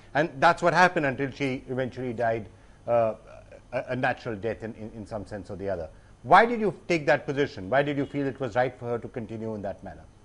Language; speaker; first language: English; non-native, local second language; Hindi